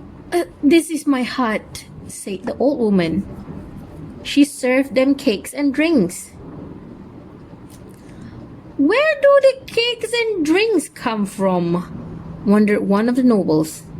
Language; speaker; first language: English; non-native, local second language; Malay